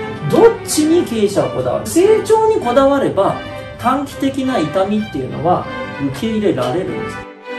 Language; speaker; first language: Japanese; native; Japanese